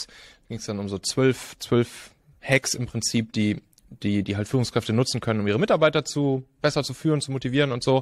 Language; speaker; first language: German; native; German